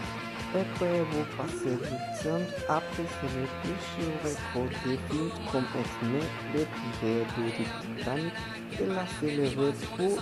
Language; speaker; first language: French; non-native, learner; Spanish